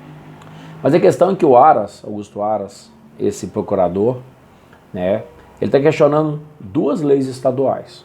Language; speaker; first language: Portuguese; native; Portuguese